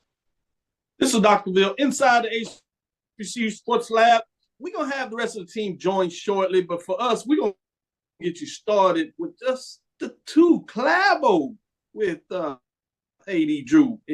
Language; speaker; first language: English; native; English